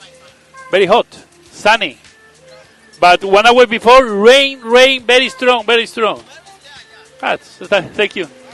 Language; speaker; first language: English; non-native, learner; Spanish